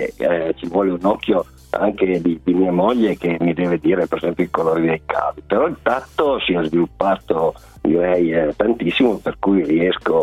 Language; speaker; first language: Italian; native; Italian